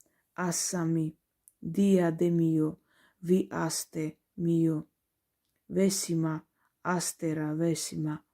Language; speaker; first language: Russian; native; Russian